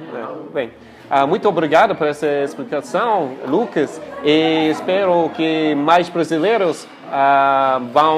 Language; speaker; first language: Portuguese; non-native, fluent; English